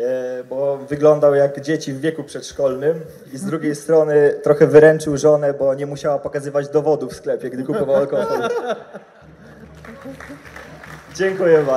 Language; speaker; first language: Polish; native; Polish